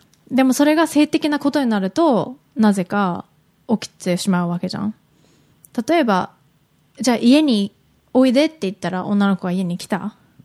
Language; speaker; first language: Japanese; native; Japanese